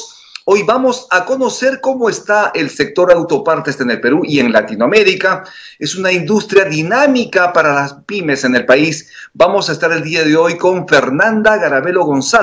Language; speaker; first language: Spanish; native; Spanish